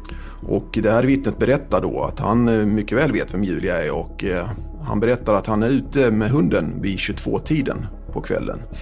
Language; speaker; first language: Swedish; native; Swedish